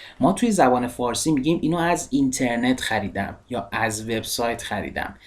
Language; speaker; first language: Persian; native; Persian